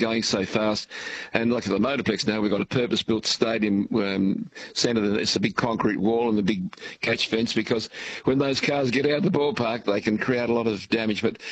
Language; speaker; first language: English; native; English